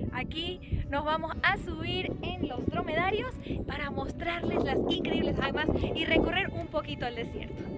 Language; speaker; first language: Spanish; native; Spanish